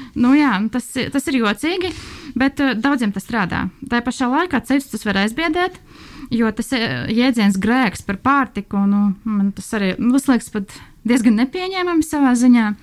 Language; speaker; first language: Latvian; non-native, local second language; Russian